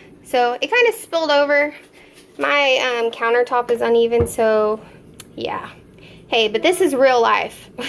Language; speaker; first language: English; native; English